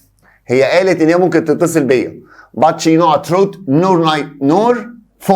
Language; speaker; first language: Arabic; native; Arabic